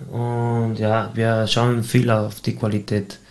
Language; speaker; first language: German; non-native, fluent; Spanish